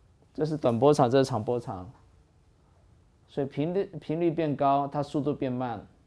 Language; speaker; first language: Chinese; native; Chinese